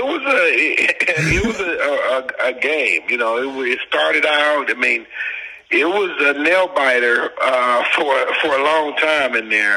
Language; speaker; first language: English; native; English